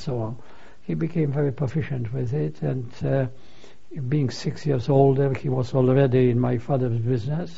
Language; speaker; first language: English; non-native, fluent; Polish